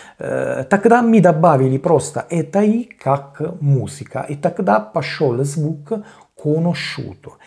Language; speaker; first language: Russian; non-native, learner; Italian